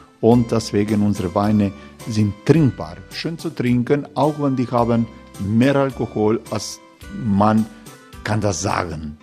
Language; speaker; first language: German; non-native, learner; Croatian